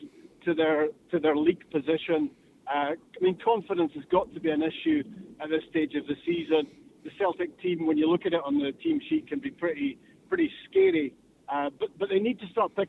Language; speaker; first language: English; native; English